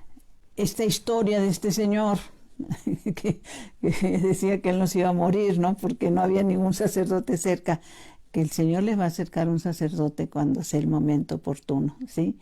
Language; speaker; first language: Spanish; native; Spanish